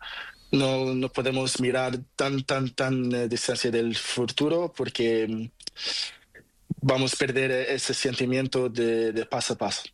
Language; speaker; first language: Spanish; non-native, learner; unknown